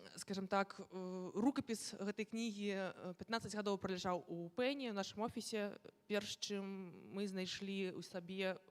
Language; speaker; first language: Belarusian; non-native, local second language; Russian